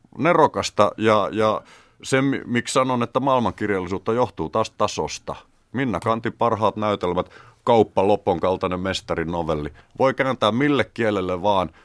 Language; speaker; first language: Finnish; native; Finnish